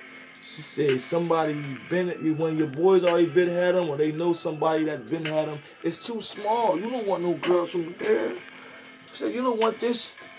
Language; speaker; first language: English; native; English